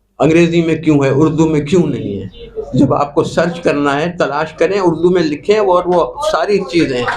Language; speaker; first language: Urdu; non-native, local second language; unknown